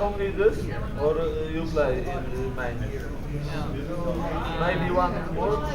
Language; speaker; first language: English; non-native, learner; Polish